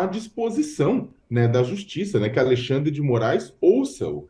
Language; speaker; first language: Portuguese; native; Portuguese